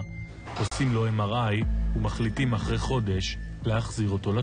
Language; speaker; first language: Hebrew; native; Hebrew